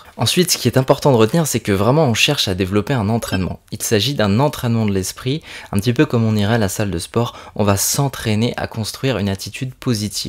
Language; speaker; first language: French; native; French